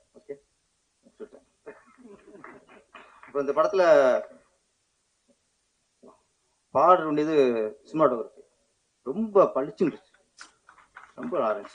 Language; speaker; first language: Tamil; native; Tamil